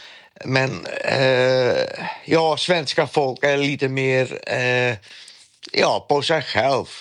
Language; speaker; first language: Swedish; non-native, learner; Dutch